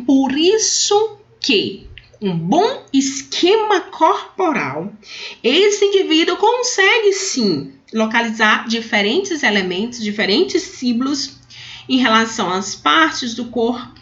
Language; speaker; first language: Portuguese; native; Portuguese